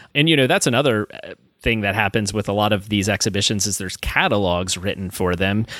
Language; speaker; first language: English; native; English